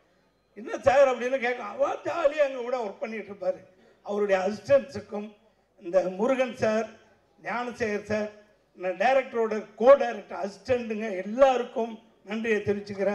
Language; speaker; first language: Tamil; native; Tamil